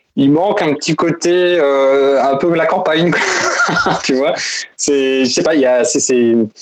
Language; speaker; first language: French; native; French